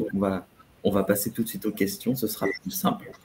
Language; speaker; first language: French; native; French